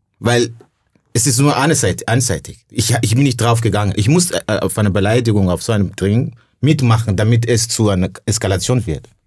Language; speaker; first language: German; non-native, fluent; Rundi